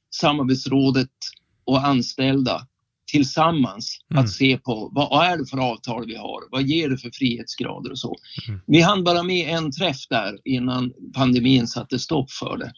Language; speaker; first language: Swedish; native; Swedish